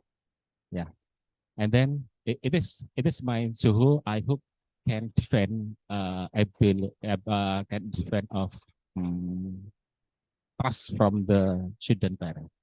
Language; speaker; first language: English; non-native, learner; Indonesian